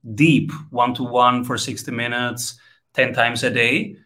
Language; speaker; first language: English; non-native, fluent; Italian